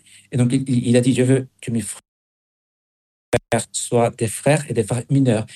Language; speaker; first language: French; non-native, fluent; Spanish